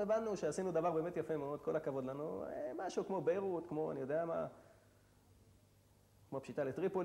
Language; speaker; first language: Hebrew; native; Hebrew